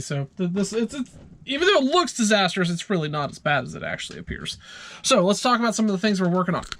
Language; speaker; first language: English; native; English